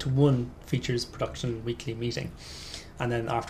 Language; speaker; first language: English; native; English